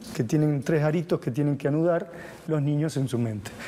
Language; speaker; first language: Spanish; native; Spanish